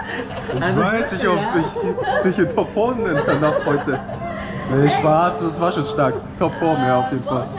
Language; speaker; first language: German; native; German